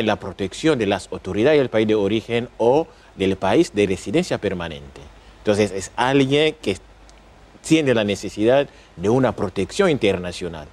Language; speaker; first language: Spanish; non-native, fluent; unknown